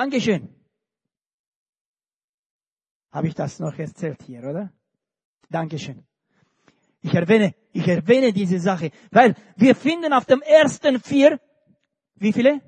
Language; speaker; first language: German; non-native, fluent; Romanian